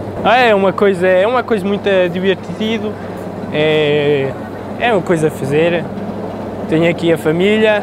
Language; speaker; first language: Portuguese; early bilingual, heritage; Portuguese